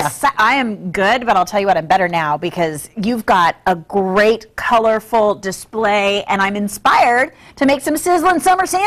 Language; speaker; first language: English; native; English